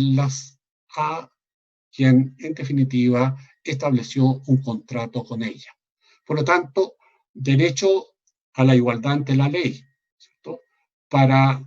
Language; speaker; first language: Spanish; native; Spanish